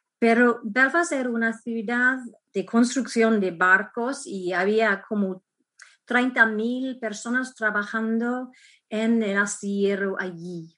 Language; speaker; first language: Spanish; non-native, fluent; English